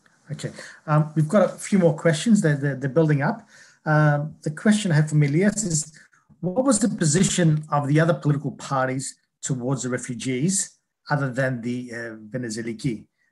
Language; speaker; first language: English; early bilingual, other home language; Greek